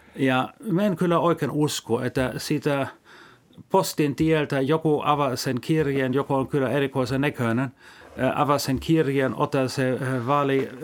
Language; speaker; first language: Finnish; non-native, fluent; German